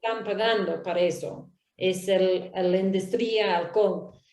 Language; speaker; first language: Spanish; non-native, learner; English